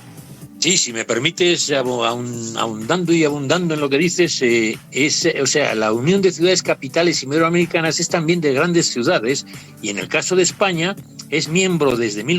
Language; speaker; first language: Spanish; native; Spanish